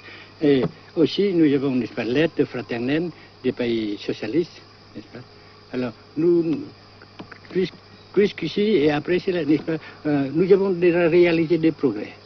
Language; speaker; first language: French; non-native, fluent; Vietnamese